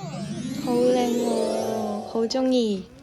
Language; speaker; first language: Cantonese; non-native, learner; Japanese